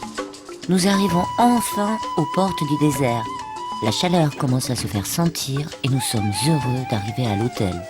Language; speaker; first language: French; native; French